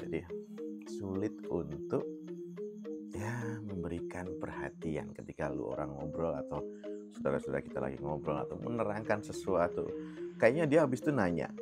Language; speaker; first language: Indonesian; native; Indonesian